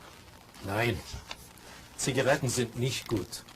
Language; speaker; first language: German; non-native, fluent; English